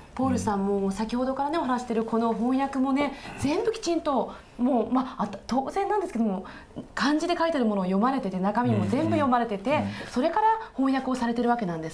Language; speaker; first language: Japanese; native; Japanese